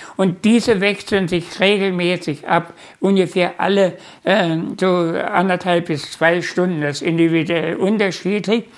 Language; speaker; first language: German; native; German